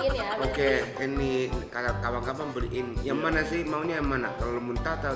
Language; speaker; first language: Indonesian; non-native, fluent; Japanese